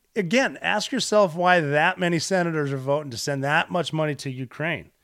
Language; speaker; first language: English; native; English